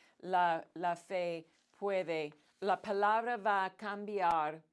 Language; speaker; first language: Spanish; non-native, fluent; English